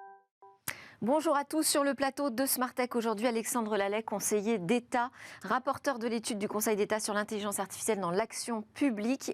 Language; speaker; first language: French; native; French